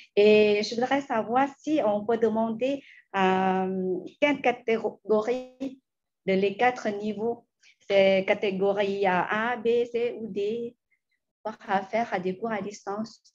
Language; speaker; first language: French; non-native, fluent; Lao